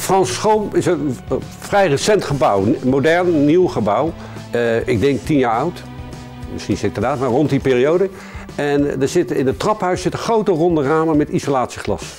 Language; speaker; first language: Dutch; native; Dutch